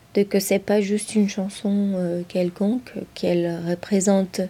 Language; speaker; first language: French; non-native, fluent; Portuguese